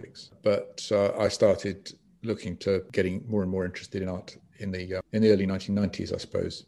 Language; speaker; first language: English; native; English